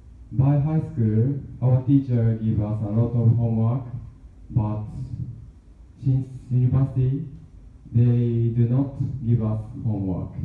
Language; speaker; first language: English; non-native, learner; Japanese